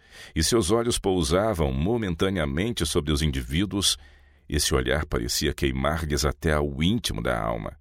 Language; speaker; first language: Portuguese; native; Portuguese